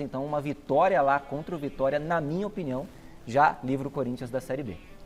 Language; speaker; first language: Portuguese; native; Portuguese